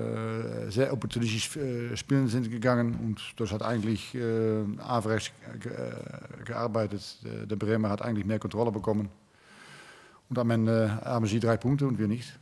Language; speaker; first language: German; non-native, fluent; Dutch